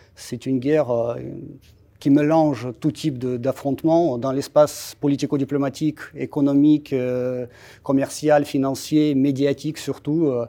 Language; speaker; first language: French; non-native, fluent; Russian